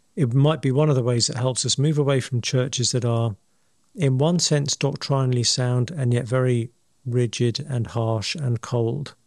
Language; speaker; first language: English; native; English